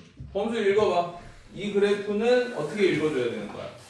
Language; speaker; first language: Korean; native; Korean